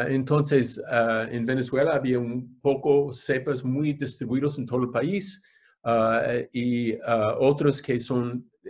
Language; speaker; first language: Spanish; non-native, fluent; English